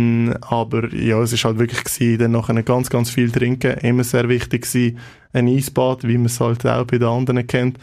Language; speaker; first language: German; native; German